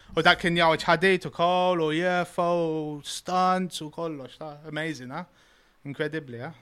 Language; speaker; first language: Maltese; early bilingual, heritage; Maltese